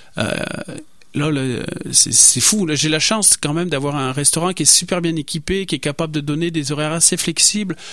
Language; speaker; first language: French; native; French